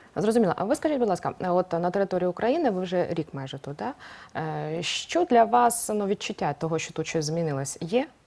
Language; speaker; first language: Ukrainian; native; Ukrainian